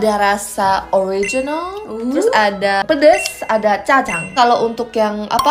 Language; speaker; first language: Indonesian; early bilingual, other home language; Korean